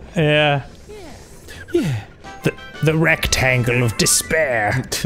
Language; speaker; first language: English; native; English